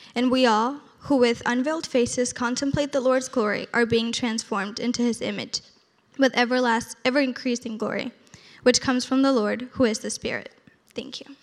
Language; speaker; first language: English; early bilingual, other home language; Spanish